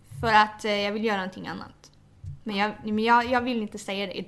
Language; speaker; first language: Swedish; early bilingual, other home language; Thai